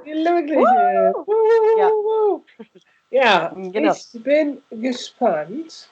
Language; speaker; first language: German; native; German